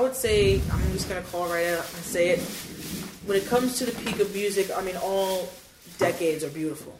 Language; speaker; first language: English; native; English